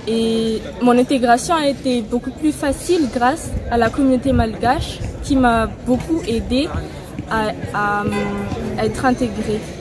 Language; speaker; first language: French; non-native, local second language; Malagasy